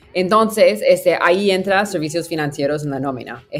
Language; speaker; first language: Spanish; non-native, fluent; English